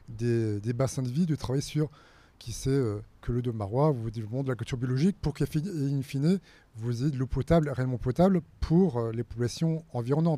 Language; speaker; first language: French; native; French